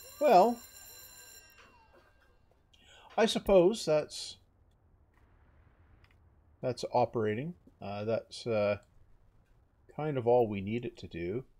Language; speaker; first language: English; native; English